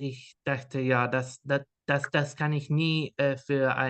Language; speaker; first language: German; non-native, learner; Dutch